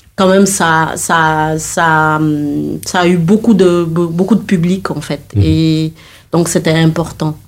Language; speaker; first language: French; non-native, local second language; Wolof